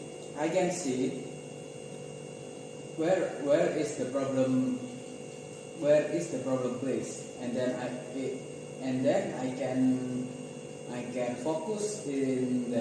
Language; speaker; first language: English; non-native, learner; Indonesian